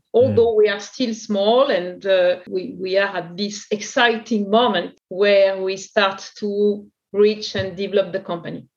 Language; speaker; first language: English; non-native, fluent; French